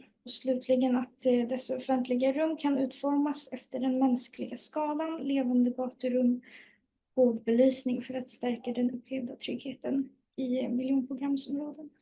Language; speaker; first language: Swedish; native; Swedish